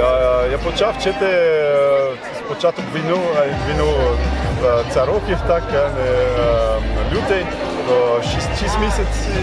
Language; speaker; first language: Ukrainian; non-native, learner; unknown